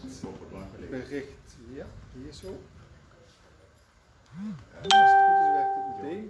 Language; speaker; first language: Dutch; native; Dutch